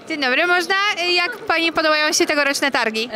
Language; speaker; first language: Polish; native; Polish